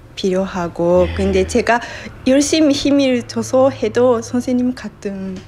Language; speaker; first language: Korean; non-native, fluent; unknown